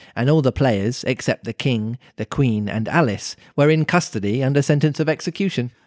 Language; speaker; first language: English; native; English